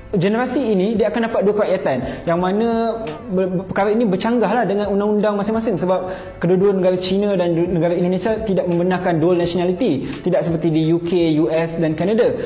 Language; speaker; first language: Malay; native; Malay